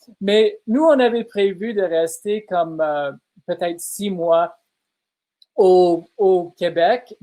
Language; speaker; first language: French; non-native, fluent; English